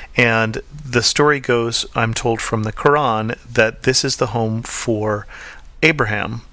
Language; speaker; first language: English; native; English